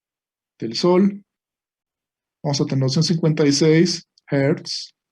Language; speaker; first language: Spanish; native; Spanish